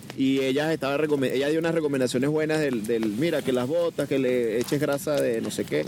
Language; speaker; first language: Spanish; native; Spanish